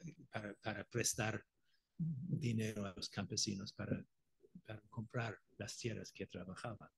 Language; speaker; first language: Spanish; non-native, fluent; Irish